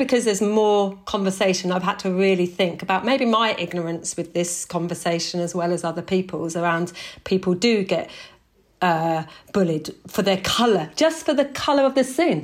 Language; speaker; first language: English; native; English